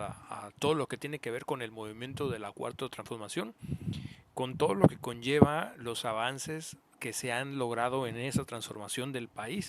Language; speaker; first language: Spanish; native; Spanish